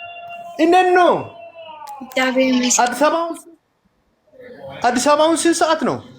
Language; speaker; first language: Amharic; non-native, local second language; Hadiyya